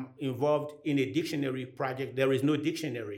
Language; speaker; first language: English; non-native, fluent; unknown